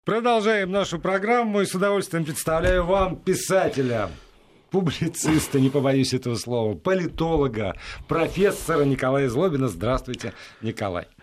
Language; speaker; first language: Russian; native; Russian